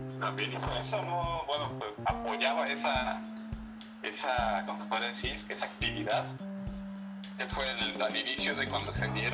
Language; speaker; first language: Spanish; native; Spanish